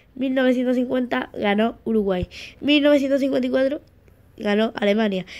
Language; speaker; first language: Spanish; native; Spanish